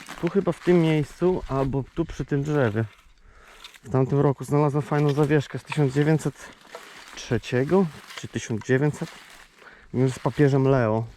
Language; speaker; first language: Polish; native; Polish